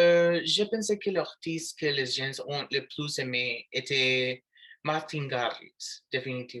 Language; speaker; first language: French; non-native, learner; Spanish